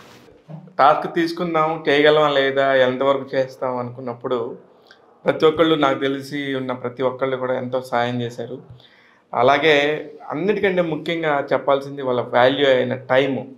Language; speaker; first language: Telugu; native; Telugu